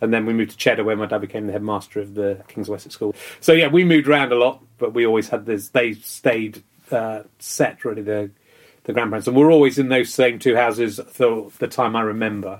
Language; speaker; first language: English; native; English